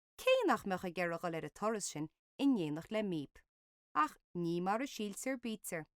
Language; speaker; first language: Irish; native; Irish